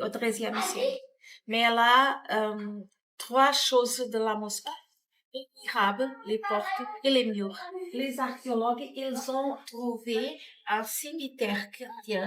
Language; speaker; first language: French; non-native, learner; Portuguese